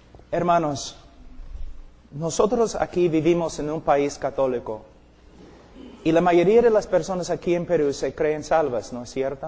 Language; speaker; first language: Spanish; non-native, fluent; English